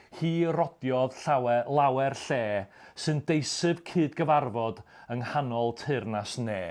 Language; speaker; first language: Welsh; native; Welsh